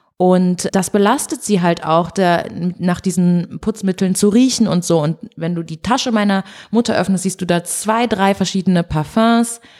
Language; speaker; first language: German; early bilingual, other home language; Portuguese